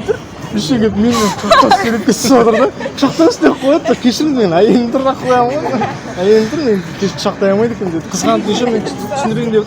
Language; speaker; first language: Kazakh; native; Kazakh